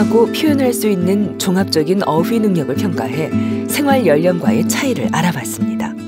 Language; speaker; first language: Korean; native; Korean